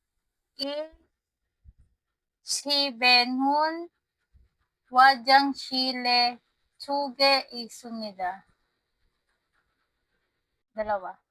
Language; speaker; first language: Korean; non-native, learner; Filipino